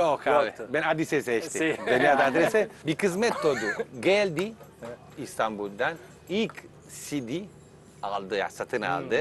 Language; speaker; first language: Turkish; non-native, learner; Italian